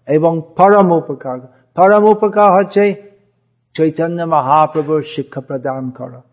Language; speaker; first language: Bangla; non-native, fluent; English